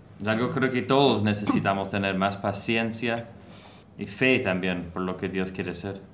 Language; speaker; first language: Spanish; non-native, learner; English